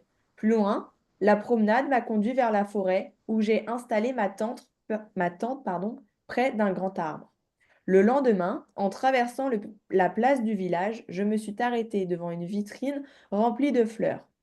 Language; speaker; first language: French; native; French